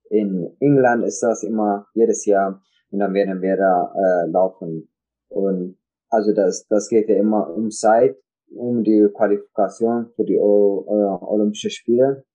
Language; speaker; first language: German; non-native, learner; Tigrinya